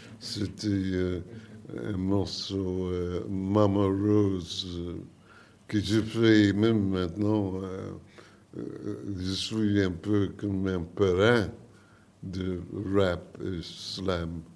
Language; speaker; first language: French; non-native, learner; English